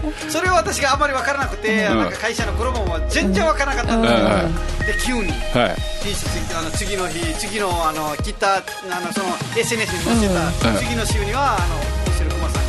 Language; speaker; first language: Japanese; non-native, fluent; Nepali